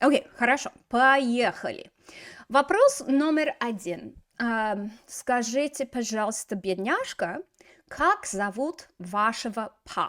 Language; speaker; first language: Russian; non-native, fluent; English